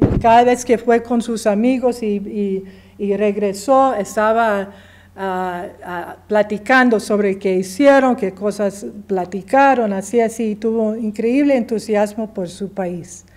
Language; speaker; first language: Spanish; early bilingual, heritage; English